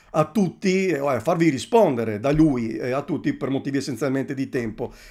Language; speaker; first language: Italian; native; Italian